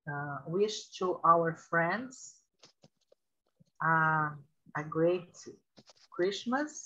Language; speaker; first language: English; non-native, learner; Portuguese